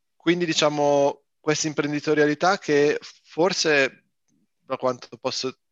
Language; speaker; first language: Italian; native; Italian